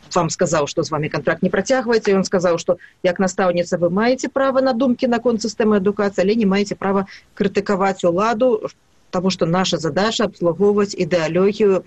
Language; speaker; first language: Belarusian; native; Belarusian